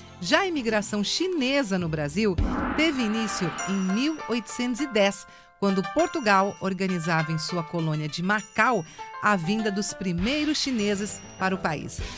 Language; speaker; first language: Portuguese; native; Portuguese